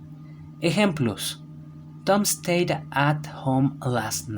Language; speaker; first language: English; non-native, fluent; Spanish